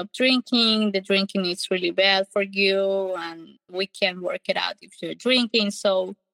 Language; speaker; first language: English; non-native, fluent; Spanish